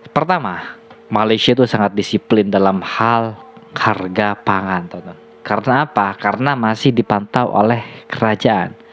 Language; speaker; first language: Indonesian; native; Indonesian